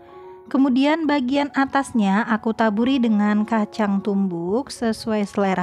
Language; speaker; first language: Indonesian; native; Indonesian